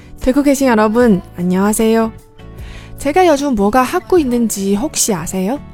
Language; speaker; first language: Korean; non-native, fluent; Chinese